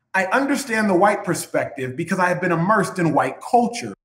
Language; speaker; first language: English; native; English